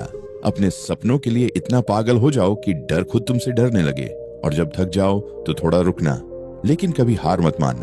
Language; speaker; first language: Hindi; native; Hindi